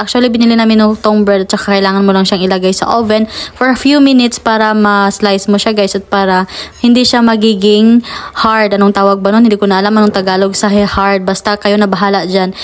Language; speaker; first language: Filipino; non-native, local second language; Cebuano